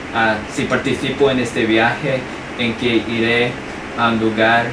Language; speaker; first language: Spanish; non-native, fluent; English